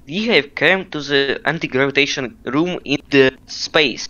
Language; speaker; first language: English; non-native, learner; Russian